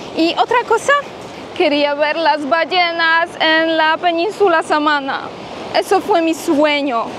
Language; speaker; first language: Spanish; non-native, fluent; Polish